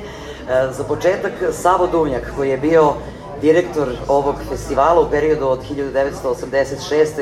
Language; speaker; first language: Serbian; native; Serbian